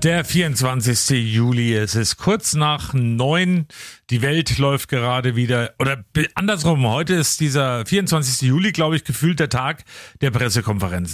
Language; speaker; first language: German; native; German